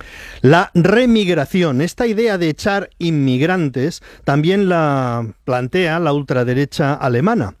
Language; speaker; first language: Spanish; native; Spanish